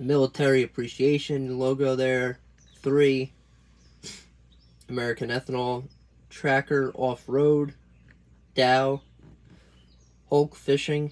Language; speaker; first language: English; native; English